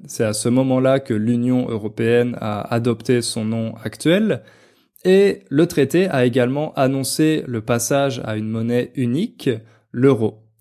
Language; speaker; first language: French; native; French